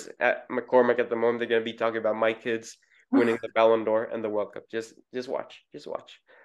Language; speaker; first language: English; non-native, fluent; Spanish